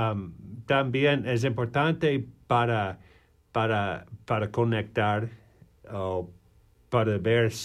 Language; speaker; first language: Spanish; non-native, learner; English